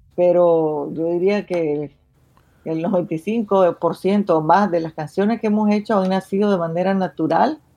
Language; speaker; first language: Spanish; native; Spanish